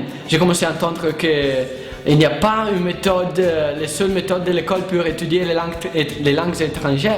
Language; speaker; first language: French; non-native, learner; Italian